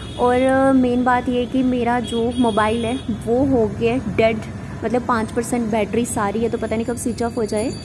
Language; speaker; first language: Hindi; native; Hindi